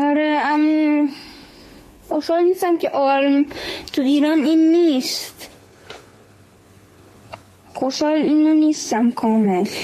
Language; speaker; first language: Persian; early bilingual, heritage; Persian